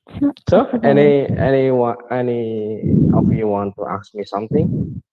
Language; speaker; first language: English; non-native, learner; Indonesian